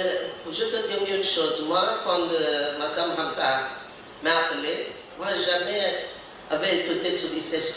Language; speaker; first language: French; non-native, learner; Portuguese